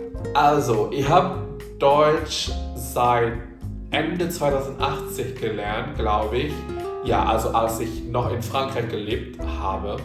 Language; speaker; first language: German; non-native, fluent; Indonesian